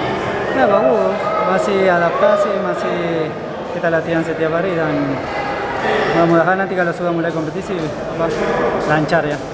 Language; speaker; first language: Indonesian; non-native, fluent; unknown